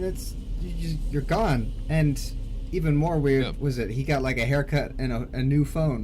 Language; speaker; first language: English; native; English